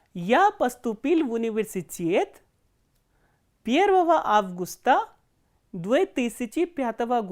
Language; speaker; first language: Russian; non-native, fluent; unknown